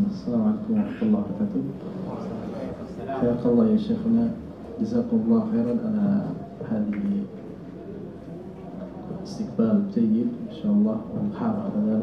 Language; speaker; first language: Arabic; non-native, fluent; Indonesian